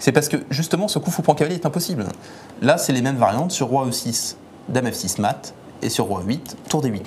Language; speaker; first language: French; native; French